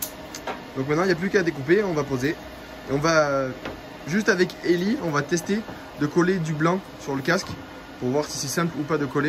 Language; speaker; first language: French; native; French